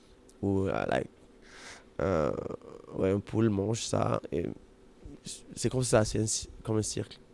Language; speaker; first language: French; non-native, fluent; German